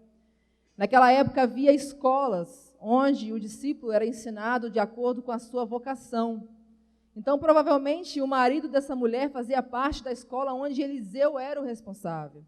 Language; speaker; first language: Portuguese; native; Portuguese